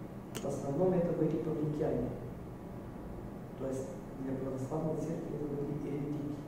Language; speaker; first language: Russian; non-native, fluent; Bulgarian